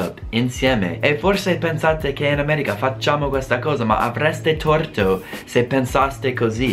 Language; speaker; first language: Italian; non-native, fluent; English